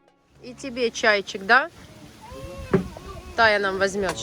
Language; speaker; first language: Russian; native; Russian